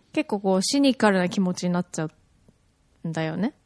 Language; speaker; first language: Japanese; native; Japanese